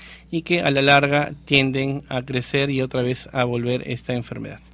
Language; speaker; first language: Spanish; native; Spanish